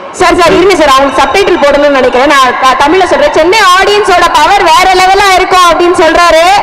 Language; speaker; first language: Tamil; native; Tamil